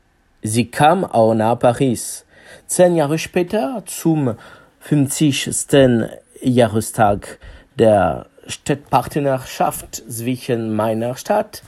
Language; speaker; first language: German; non-native, fluent; French